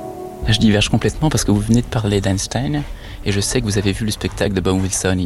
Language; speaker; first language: French; native; French